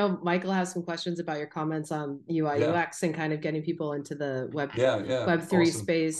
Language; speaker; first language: English; native; English